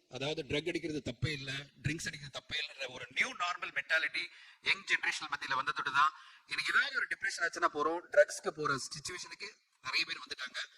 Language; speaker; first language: Tamil; native; Tamil